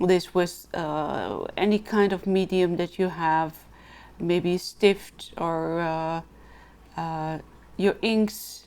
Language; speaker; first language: English; non-native, fluent; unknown